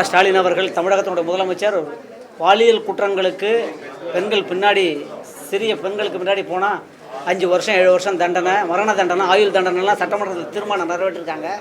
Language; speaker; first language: Tamil; native; Tamil